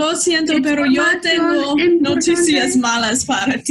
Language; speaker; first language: Spanish; non-native, learner; English